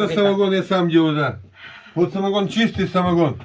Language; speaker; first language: Russian; native; Russian